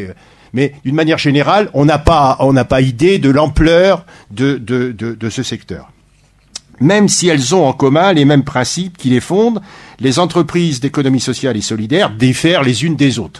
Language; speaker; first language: French; native; French